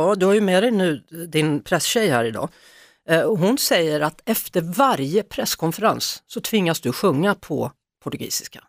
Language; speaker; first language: Swedish; native; Swedish